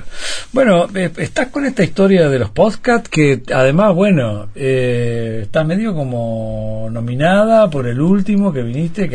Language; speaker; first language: Spanish; native; Spanish